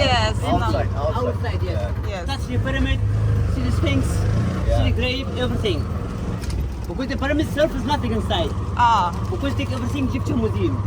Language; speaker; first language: English; non-native, learner; Arabic